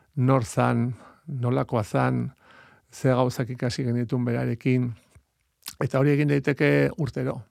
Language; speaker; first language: Basque; native; Basque